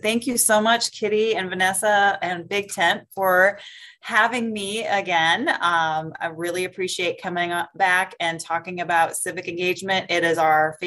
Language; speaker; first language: English; native; English